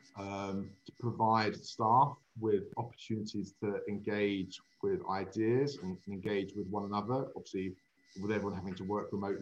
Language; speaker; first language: English; native; English